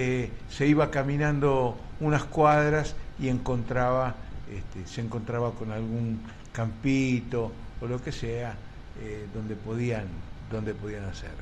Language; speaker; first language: Spanish; native; Spanish